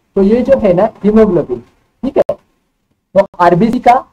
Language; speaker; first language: Hindi; non-native, local second language; Marathi